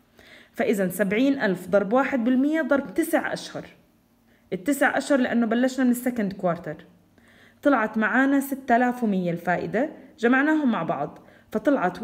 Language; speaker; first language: Arabic; native; Arabic